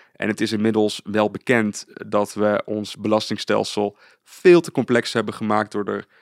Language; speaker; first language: Dutch; native; Dutch